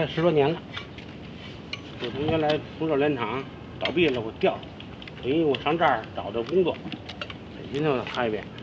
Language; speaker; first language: Chinese; native; Chinese